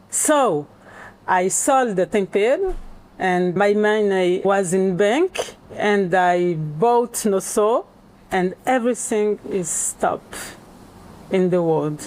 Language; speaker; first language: English; non-native, learner; Portuguese